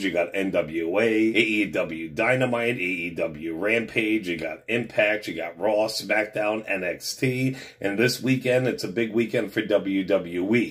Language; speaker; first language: English; native; English